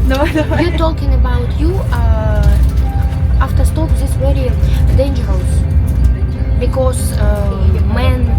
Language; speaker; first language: English; non-native, learner; Russian